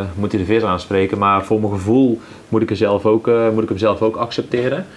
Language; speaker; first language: Dutch; native; Dutch